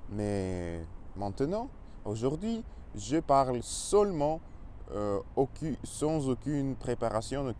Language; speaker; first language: French; non-native, learner; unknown